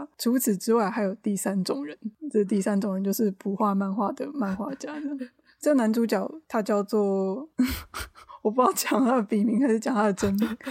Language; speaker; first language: Chinese; native; Chinese